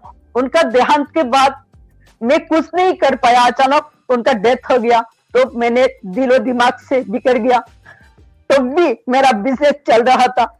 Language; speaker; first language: Hindi; non-native, local second language; Bangla